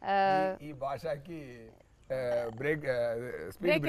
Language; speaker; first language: Telugu; non-native, learner; Tamil